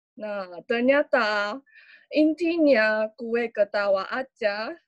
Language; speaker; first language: Indonesian; non-native, learner; Chinese